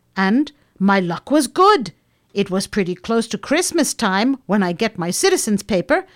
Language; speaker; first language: English; non-native, fluent; Finnish